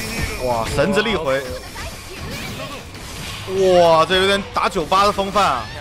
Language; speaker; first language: Chinese; native; Chinese